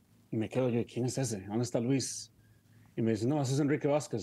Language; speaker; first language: Spanish; early bilingual, heritage; Spanish